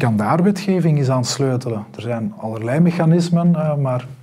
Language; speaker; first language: Dutch; native; Dutch